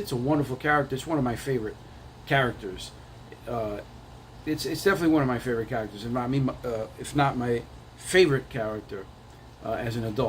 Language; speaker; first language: English; native; English